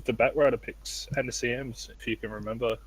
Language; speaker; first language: English; native; English